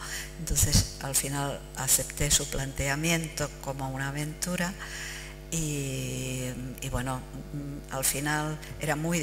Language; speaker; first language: Spanish; non-native, fluent; Czech